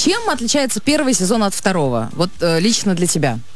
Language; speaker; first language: Russian; native; Russian